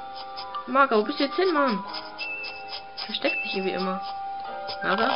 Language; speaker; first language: German; native; German